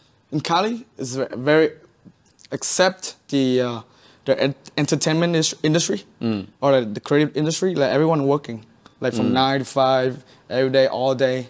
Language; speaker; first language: English; non-native, fluent; Vietnamese